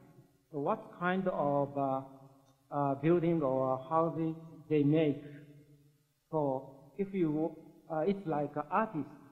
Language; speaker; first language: English; non-native, learner; Japanese